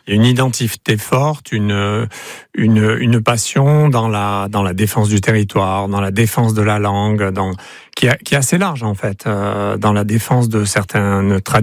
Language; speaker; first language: French; native; French